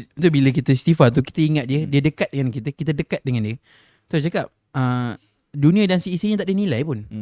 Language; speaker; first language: Malay; native; Malay